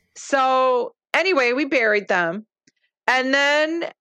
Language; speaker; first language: English; early bilingual, other home language; Lithuanian